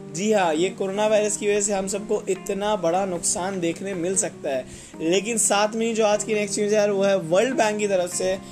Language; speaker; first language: Hindi; native; Hindi